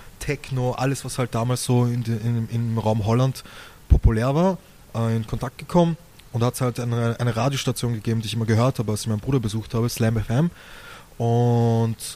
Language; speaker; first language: German; native; German